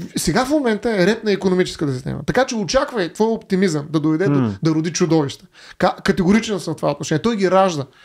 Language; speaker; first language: Bulgarian; native; Bulgarian